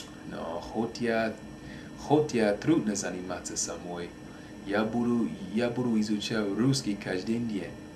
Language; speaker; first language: Russian; non-native, learner; English